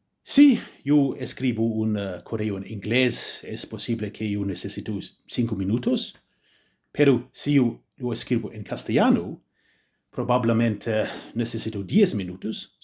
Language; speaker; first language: Spanish; non-native, fluent; English